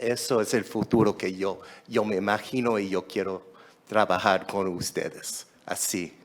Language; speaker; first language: Spanish; non-native, fluent; English